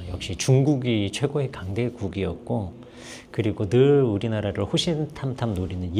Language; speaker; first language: Korean; native; Korean